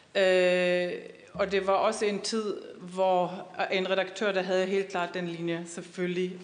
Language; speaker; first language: Danish; non-native, fluent; German